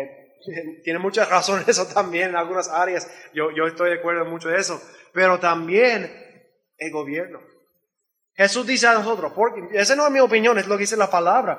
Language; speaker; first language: Spanish; non-native, learner; English